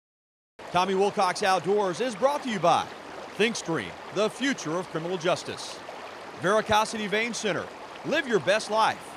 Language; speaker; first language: English; native; English